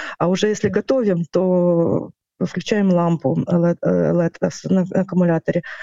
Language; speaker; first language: Russian; non-native, local second language; Ukrainian